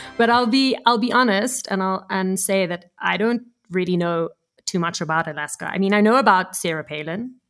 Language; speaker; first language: English; native; English